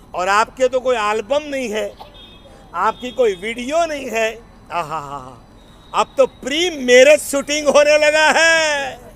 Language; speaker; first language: Hindi; non-native, local second language; Gujarati